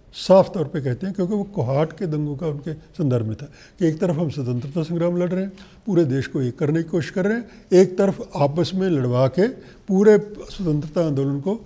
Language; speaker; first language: Hindi; native; Hindi